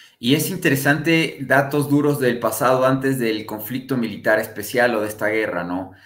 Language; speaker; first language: Spanish; native; Spanish